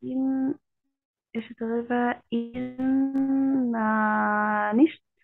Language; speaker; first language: German; non-native, learner; Arabic